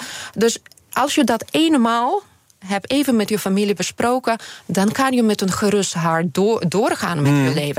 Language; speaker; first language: Dutch; non-native, fluent; Ukrainian